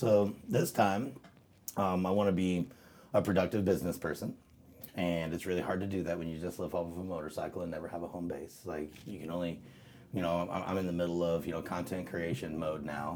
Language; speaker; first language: English; native; English